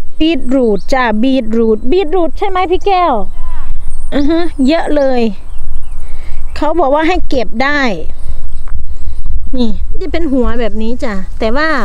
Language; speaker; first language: Thai; non-native, local second language; Northeastern Thai